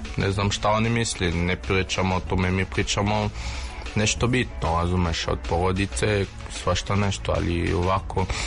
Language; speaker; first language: Serbian; non-native, learner; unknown